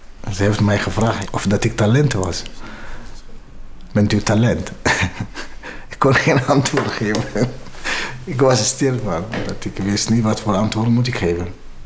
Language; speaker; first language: Dutch; non-native, fluent; Amharic